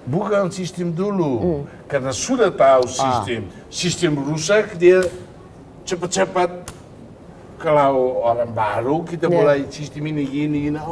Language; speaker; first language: Indonesian; non-native, fluent; Tetum